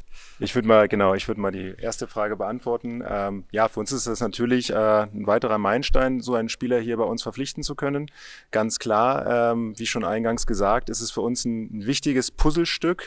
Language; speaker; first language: German; native; German